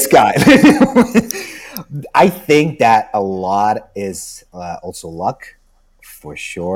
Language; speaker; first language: English; non-native, fluent; Italian